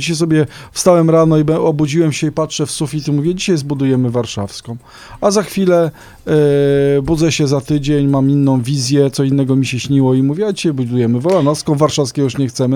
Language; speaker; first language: Polish; native; Polish